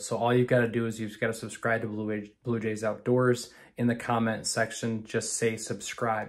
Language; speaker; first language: English; native; English